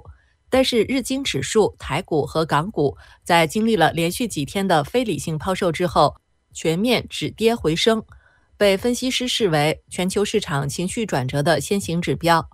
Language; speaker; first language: Chinese; native; Chinese